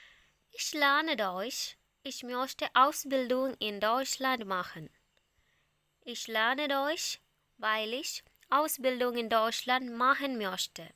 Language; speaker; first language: German; non-native, fluent; Malayalam